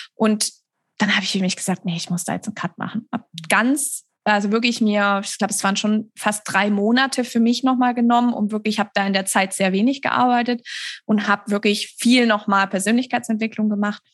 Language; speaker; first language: German; native; German